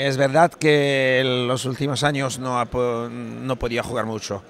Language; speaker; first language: Spanish; non-native, fluent; French